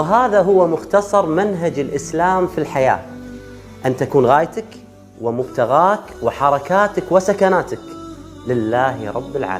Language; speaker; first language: Arabic; native; Arabic